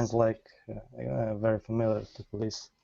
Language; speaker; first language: English; non-native, learner; Russian